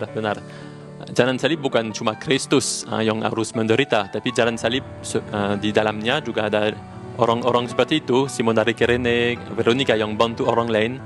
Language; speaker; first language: Indonesian; non-native, learner; French